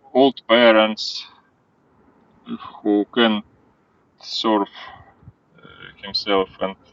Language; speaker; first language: English; non-native, learner; Ukrainian